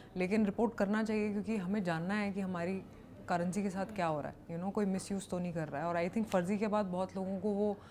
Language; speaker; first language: Hindi; native; Hindi